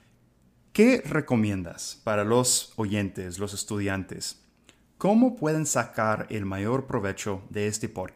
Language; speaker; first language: Spanish; non-native, fluent; English